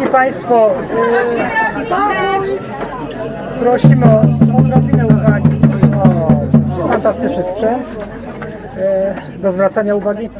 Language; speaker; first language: Polish; native; Polish